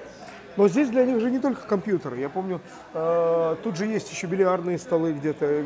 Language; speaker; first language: Russian; native; Russian